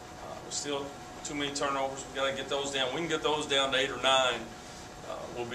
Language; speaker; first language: English; native; English